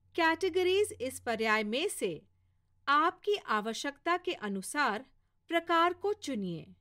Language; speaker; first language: Hindi; non-native, local second language; Marathi